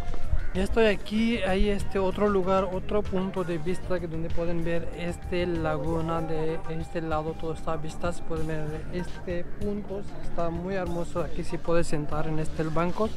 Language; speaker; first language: Spanish; non-native, learner; Urdu